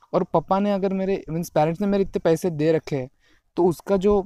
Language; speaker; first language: Hindi; non-native, local second language; Marathi